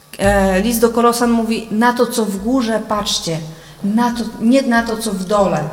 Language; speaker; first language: Polish; native; Polish